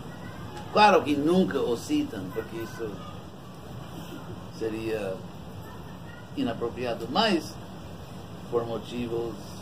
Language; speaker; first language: Portuguese; non-native, fluent; English